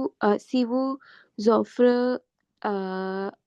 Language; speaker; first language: French; non-native, learner; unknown